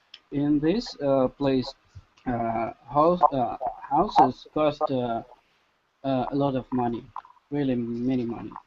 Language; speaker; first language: English; non-native, learner; Russian